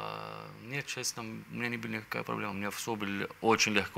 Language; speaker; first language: Russian; non-native, learner; Arabic